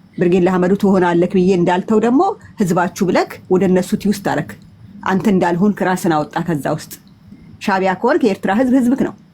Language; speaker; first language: Amharic; non-native, local second language; Tigrinya